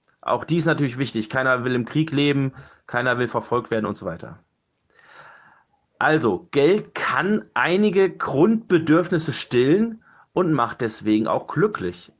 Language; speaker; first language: German; native; German